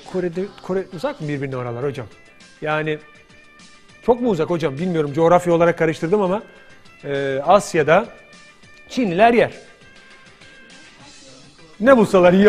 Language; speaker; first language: Turkish; native; Turkish